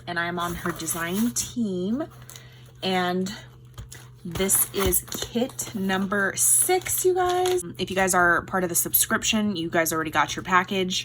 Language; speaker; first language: English; native; English